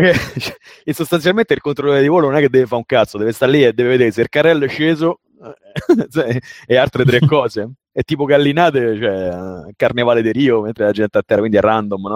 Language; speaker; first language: Italian; native; Italian